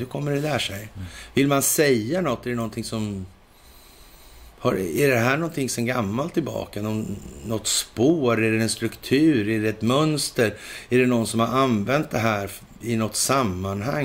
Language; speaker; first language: Swedish; native; Swedish